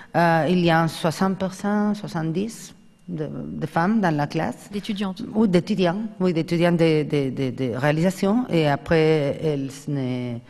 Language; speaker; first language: French; non-native, fluent; Spanish